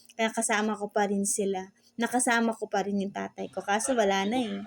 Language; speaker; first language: Filipino; non-native, local second language; Cebuano